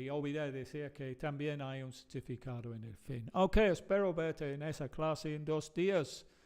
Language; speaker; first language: Spanish; non-native, fluent; English